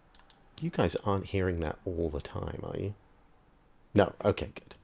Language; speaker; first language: English; native; English